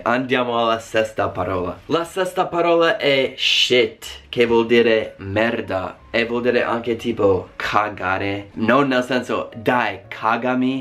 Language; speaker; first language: Italian; non-native, fluent; English